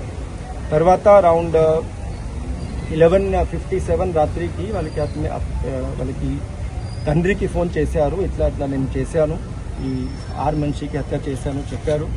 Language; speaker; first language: Telugu; non-native, learner; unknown